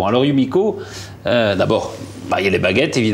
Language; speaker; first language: French; native; French